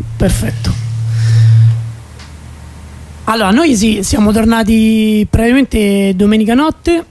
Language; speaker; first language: Italian; native; Italian